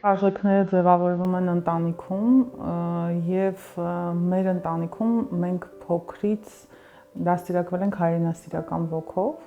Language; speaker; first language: Armenian; native; Armenian